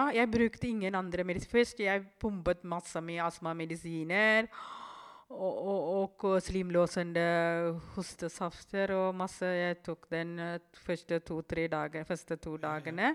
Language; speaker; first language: Norwegian; non-native, fluent; Tamil